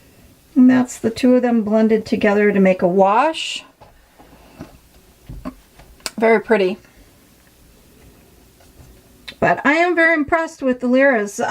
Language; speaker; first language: English; native; English